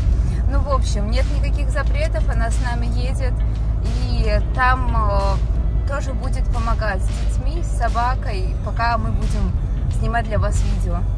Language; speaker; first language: Russian; native; Russian